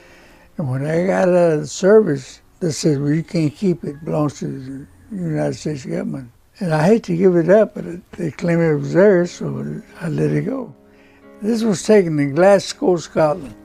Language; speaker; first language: English; non-native, local second language; Spanish